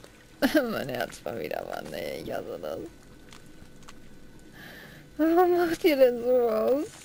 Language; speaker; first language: German; native; German